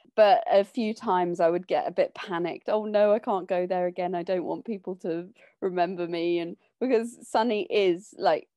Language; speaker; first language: English; native; English